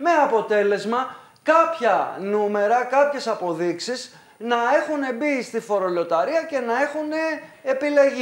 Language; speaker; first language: Greek; native; Greek